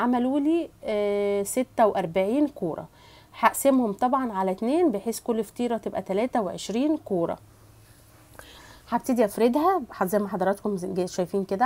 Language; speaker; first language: Arabic; native; Arabic